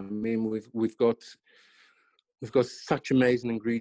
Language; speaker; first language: English; native; English